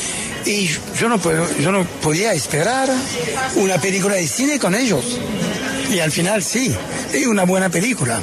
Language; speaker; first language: Spanish; non-native, fluent; French